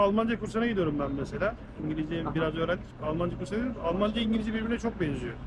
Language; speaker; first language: Turkish; native; Turkish